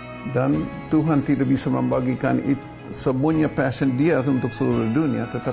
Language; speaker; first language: Indonesian; non-native, fluent; English